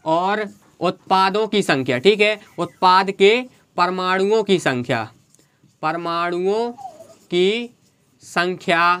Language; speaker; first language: Hindi; native; Hindi